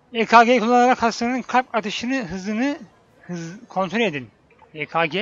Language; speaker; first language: Turkish; native; Turkish